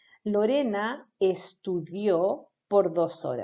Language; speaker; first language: Spanish; non-native, fluent; English